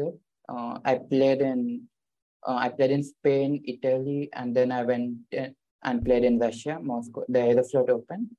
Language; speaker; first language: English; non-native, local second language; Telugu